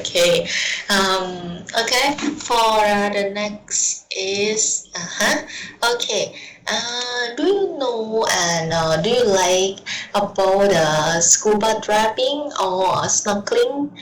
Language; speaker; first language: English; non-native, learner; Thai